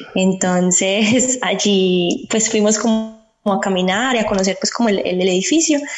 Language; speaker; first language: Spanish; early bilingual, heritage; Spanish